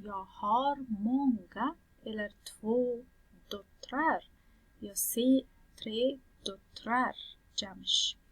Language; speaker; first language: Swedish; non-native, fluent; Persian